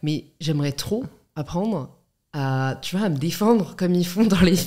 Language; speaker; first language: French; native; French